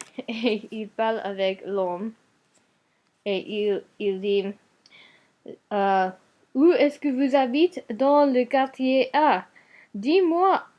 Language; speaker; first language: French; non-native, learner; Japanese